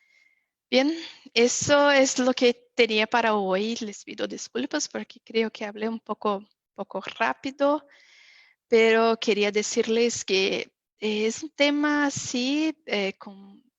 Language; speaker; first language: Spanish; non-native, fluent; Portuguese